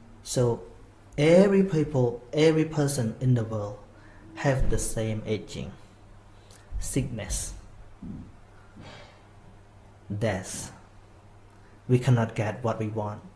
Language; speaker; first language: English; non-native, fluent; Khmer